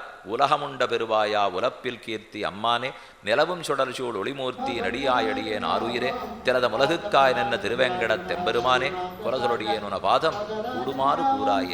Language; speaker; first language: Tamil; native; Tamil